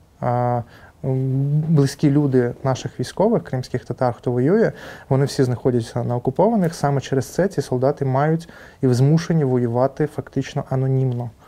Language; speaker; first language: Ukrainian; non-native, local second language; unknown